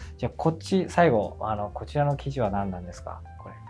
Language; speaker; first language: Japanese; native; Japanese